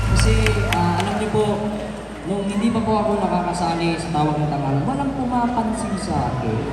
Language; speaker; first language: Filipino; non-native, local second language; Waray